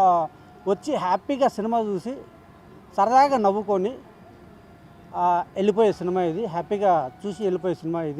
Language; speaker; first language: Telugu; native; Telugu